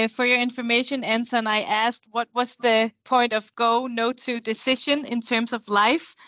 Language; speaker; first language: English; non-native, fluent; Danish